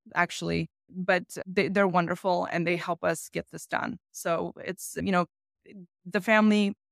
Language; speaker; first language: English; native; English